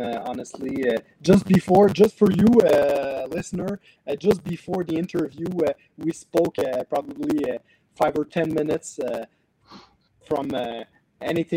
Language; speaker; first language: English; non-native, learner; French